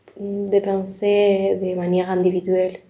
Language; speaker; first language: French; non-native, learner; Spanish